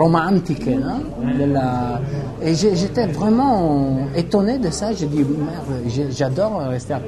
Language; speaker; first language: French; non-native, fluent; Italian